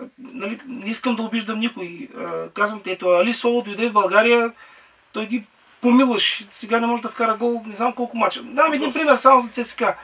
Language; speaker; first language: Bulgarian; native; Bulgarian